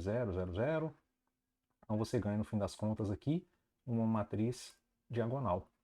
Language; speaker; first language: Portuguese; native; Portuguese